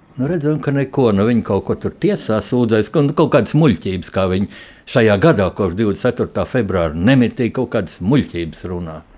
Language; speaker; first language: Latvian; native; Latvian